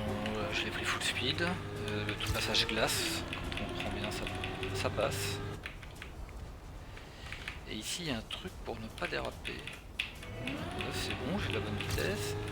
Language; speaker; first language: French; native; French